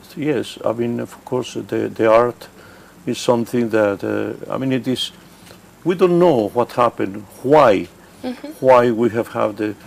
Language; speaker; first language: English; non-native, fluent; Spanish